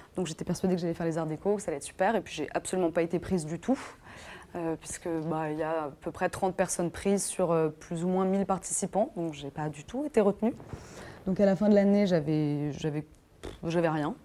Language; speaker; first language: French; native; French